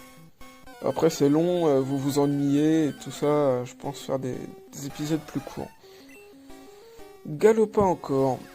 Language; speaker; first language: French; native; French